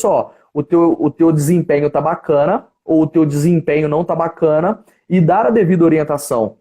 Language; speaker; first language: Portuguese; native; Portuguese